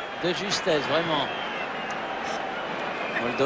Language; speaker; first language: French; native; French